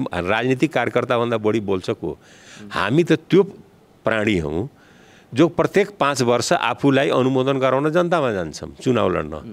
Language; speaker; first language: Nepali; non-native, local second language; Bhojpuri